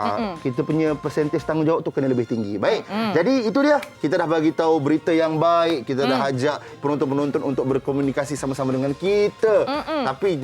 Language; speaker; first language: Malay; native; Malay